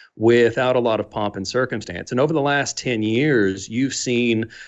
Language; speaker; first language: English; native; English